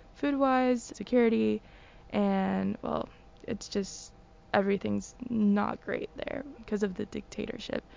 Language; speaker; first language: English; early bilingual, other home language; Spanish